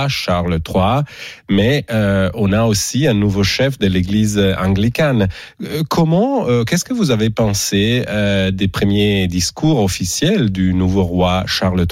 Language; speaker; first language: French; native; French